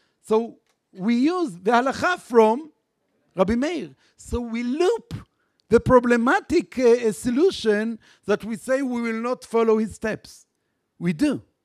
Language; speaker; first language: English; non-native, fluent; Hebrew